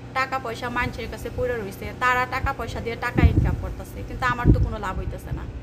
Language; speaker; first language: Bangla; native; Bangla